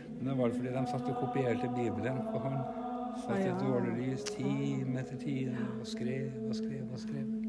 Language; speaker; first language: Norwegian; native; Norwegian